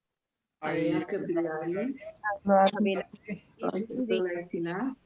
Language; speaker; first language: Turkish; non-native, learner; Spanish